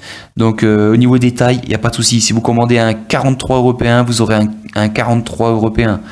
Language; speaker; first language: French; native; French